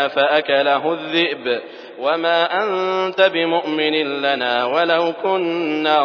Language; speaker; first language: Arabic; native; Arabic